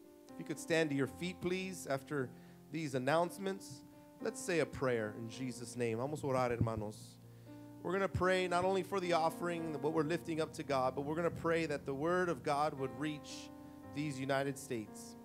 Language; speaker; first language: English; early bilingual, other home language; Spanish